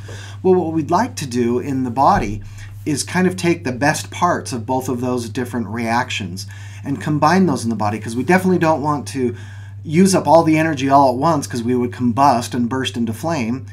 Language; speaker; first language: English; native; English